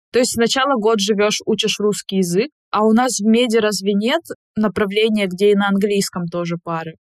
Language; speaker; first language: Russian; native; Russian